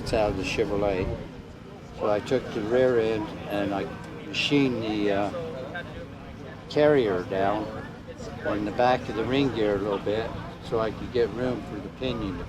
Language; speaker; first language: English; native; English